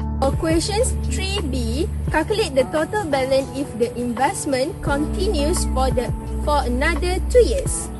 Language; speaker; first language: English; non-native, local second language; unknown